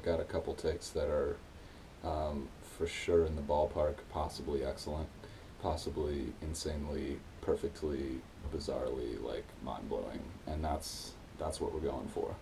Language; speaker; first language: English; native; English